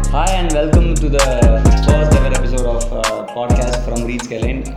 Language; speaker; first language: English; non-native, local second language; Tamil